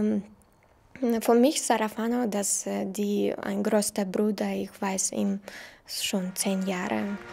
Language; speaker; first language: German; non-native, learner; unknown